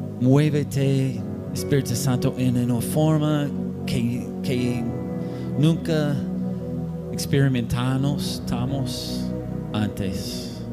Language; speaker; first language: Spanish; non-native, learner; English